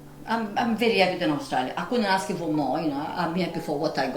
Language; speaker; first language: English; non-native, fluent; Italian